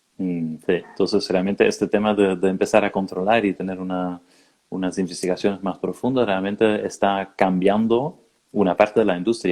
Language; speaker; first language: Spanish; non-native, fluent; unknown